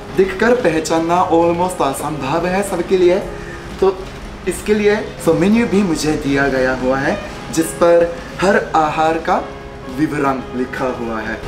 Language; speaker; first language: Hindi; non-native, fluent; Japanese